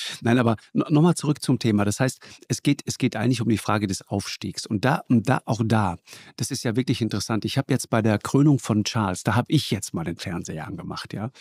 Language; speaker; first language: German; native; German